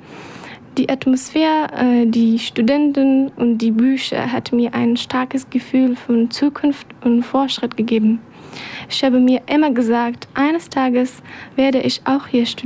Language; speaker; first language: German; non-native, learner; Persian